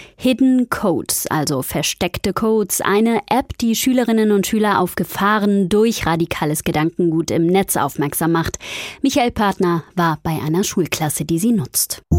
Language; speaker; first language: German; native; German